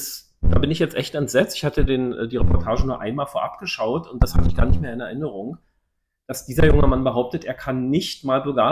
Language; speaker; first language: German; native; German